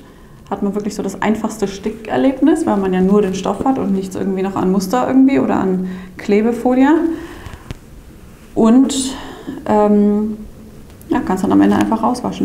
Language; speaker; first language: German; native; German